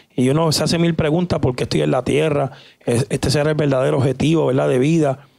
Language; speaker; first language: Spanish; native; Spanish